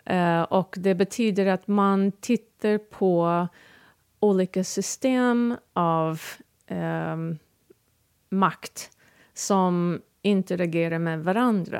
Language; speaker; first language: Swedish; non-native, fluent; English